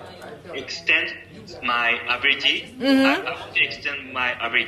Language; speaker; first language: English; non-native, learner; Japanese